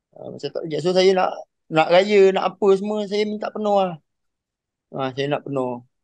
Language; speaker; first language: Malay; native; Malay